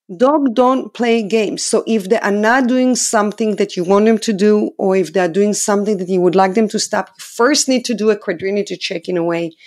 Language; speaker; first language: English; non-native, fluent; Hebrew